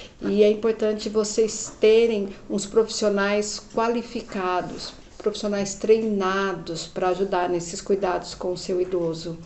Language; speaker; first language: Portuguese; native; Portuguese